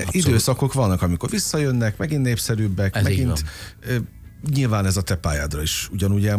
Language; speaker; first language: Hungarian; native; Hungarian